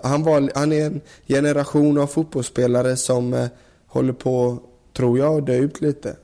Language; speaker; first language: Swedish; native; Swedish